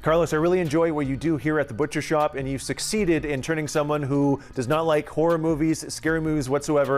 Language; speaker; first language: English; native; English